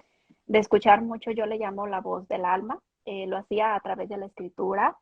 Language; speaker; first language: Spanish; native; Spanish